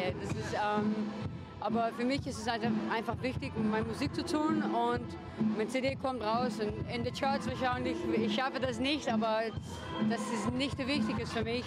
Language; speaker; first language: German; non-native, learner; English